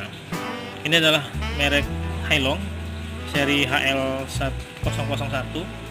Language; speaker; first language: Indonesian; native; Indonesian